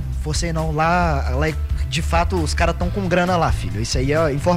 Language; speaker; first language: Portuguese; native; Portuguese